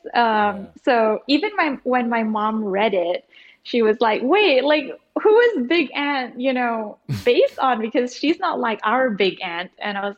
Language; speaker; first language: English; early bilingual, other home language; Indonesian